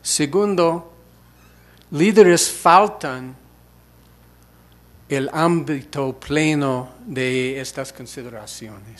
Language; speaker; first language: Spanish; non-native, fluent; English